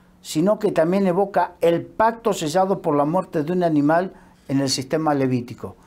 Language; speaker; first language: Spanish; native; Spanish